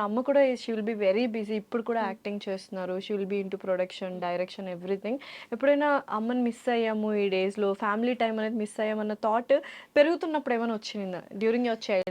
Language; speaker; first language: Telugu; native; Telugu